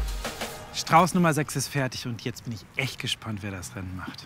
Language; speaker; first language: German; native; German